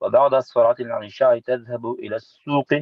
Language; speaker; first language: Arabic; non-native, learner; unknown